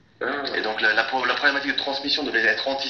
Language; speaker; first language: French; native; French